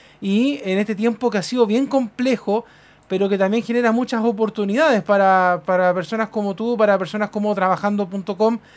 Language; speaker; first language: Spanish; native; Spanish